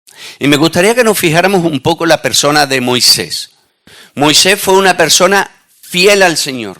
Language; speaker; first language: Spanish; native; Spanish